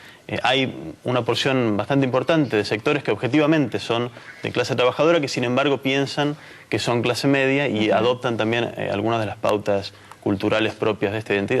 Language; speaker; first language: Spanish; native; Spanish